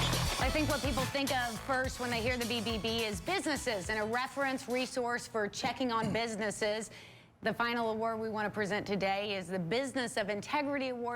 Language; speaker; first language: English; native; English